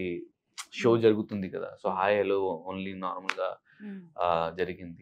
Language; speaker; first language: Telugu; non-native, local second language; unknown